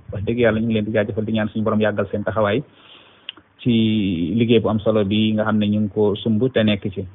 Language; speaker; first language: Wolof; non-native, local second language; Fula